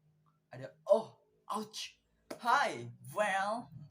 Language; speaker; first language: English; non-native, learner; Indonesian